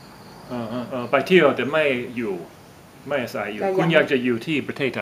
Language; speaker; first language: Thai; non-native, fluent; English